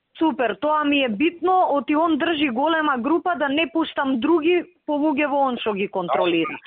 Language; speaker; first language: Macedonian; native; Macedonian